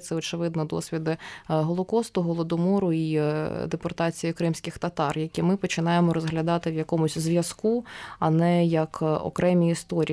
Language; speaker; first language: Ukrainian; native; Ukrainian